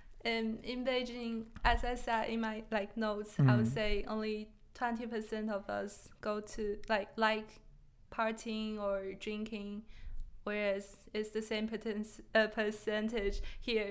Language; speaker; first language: English; non-native, fluent; Chinese